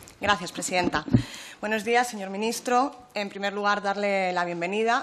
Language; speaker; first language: Spanish; native; Spanish